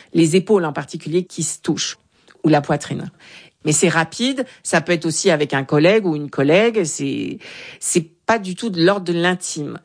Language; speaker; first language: French; native; French